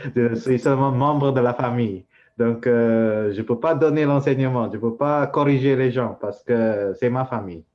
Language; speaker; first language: French; non-native, fluent; Vietnamese